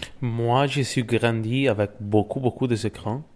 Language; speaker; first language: French; non-native, learner; Italian